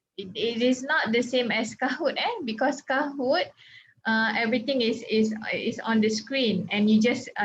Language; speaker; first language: English; non-native, local second language; Malay